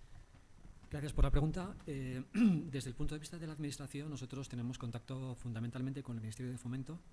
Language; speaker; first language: Spanish; native; Spanish